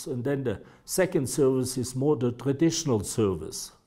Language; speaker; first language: English; non-native, fluent; German